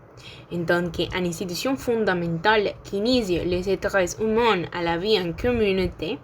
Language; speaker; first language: French; non-native, learner; Spanish